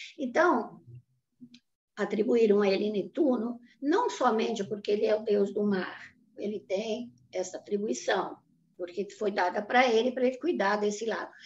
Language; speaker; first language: Portuguese; non-native, fluent; Italian